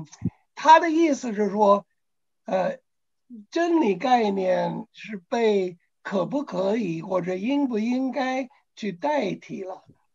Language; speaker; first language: Chinese; non-native, fluent; English